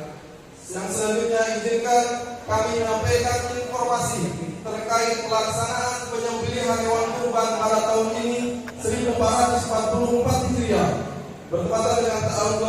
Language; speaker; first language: Indonesian; native; Indonesian